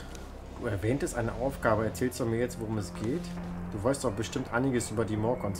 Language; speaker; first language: German; native; German